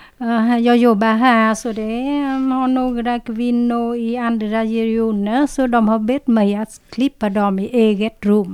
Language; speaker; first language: Swedish; non-native, learner; Vietnamese